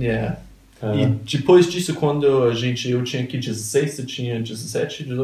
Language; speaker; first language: Portuguese; early bilingual, other home language; Danish